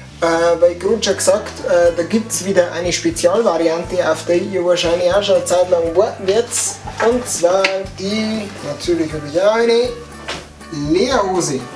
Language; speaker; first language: German; native; German